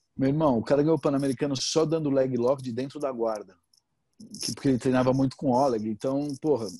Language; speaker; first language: Portuguese; native; Portuguese